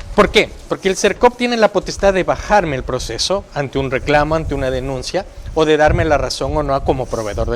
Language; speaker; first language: Spanish; native; Spanish